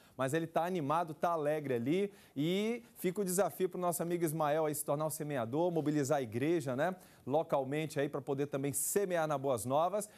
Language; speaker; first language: Portuguese; native; Portuguese